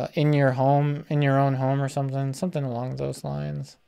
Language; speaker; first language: English; early bilingual, other home language; Spanish